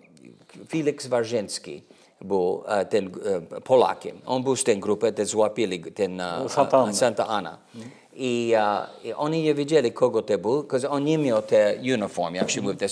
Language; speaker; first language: Polish; early bilingual, heritage; English